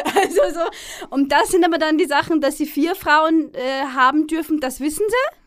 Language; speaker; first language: German; early bilingual, other home language; Arabic